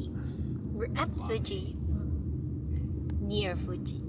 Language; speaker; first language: English; non-native, fluent; Indonesian